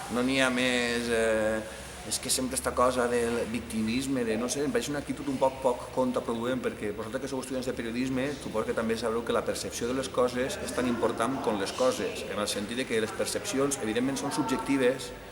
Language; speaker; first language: Catalan; native; Catalan